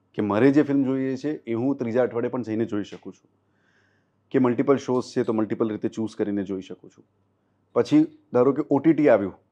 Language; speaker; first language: Gujarati; non-native, local second language; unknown